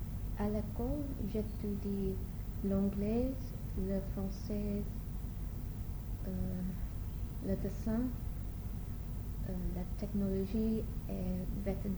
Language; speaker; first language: French; non-native, learner; English